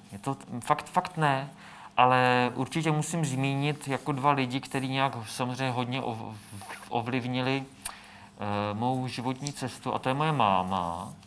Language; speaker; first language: Czech; native; Czech